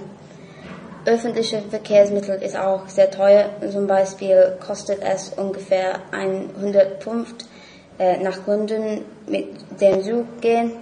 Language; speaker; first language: German; non-native, learner; English